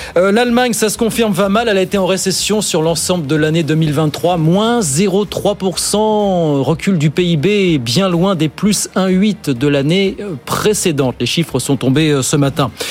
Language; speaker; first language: French; native; French